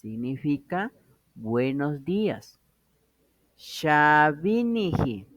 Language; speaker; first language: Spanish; non-native, local second language; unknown